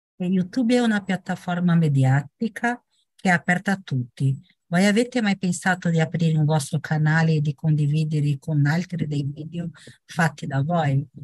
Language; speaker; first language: Italian; non-native, fluent; Portuguese